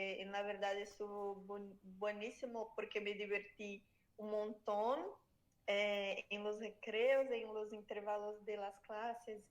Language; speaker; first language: Spanish; non-native, learner; Portuguese